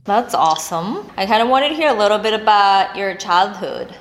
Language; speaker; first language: English; non-native, fluent; Korean